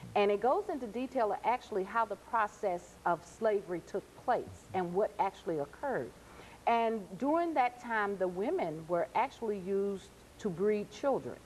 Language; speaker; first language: English; native; English